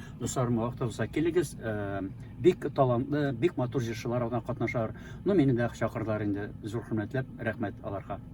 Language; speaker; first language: Tatar; native; Tatar